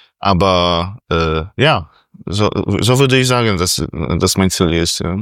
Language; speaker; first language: German; non-native, fluent; Polish